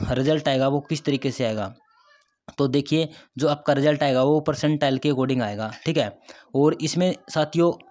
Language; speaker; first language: Hindi; native; Hindi